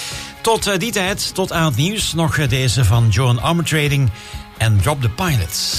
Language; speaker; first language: Dutch; native; Dutch